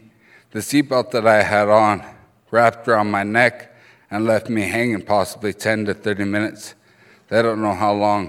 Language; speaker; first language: English; early bilingual, other home language; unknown